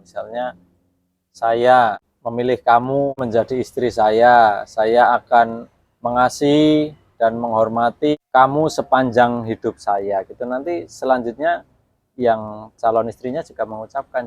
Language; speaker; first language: Indonesian; native; Indonesian